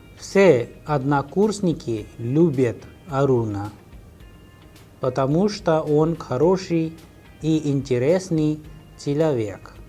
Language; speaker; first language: Russian; non-native, fluent; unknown